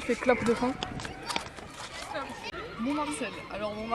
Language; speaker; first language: French; native; French